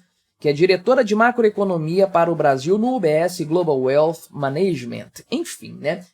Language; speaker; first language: Portuguese; native; Portuguese